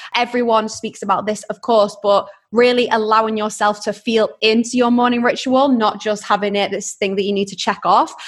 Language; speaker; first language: English; native; English